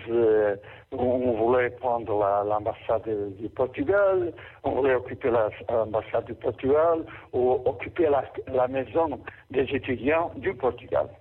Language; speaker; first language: French; non-native, fluent; Portuguese